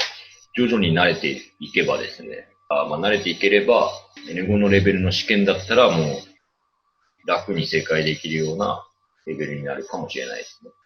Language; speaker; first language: Japanese; native; Japanese